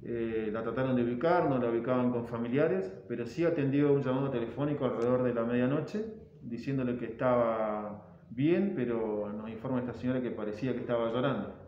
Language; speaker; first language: Spanish; native; Spanish